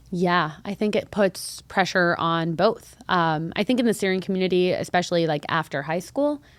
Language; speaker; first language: English; early bilingual, other home language; Arabic